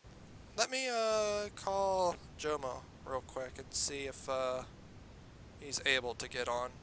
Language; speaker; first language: English; native; English